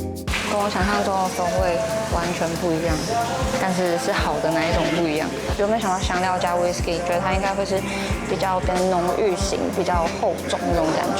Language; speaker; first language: Chinese; native; Chinese